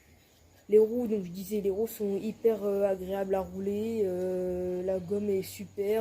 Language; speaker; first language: French; native; French